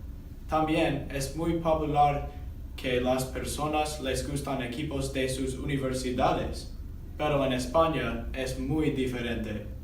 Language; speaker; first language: Spanish; non-native, learner; English